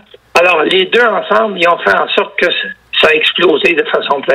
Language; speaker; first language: French; native; French